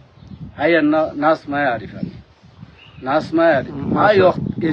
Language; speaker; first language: Arabic; non-native, learner; Bangla